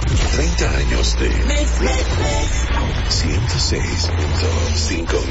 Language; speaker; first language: Spanish; native; Spanish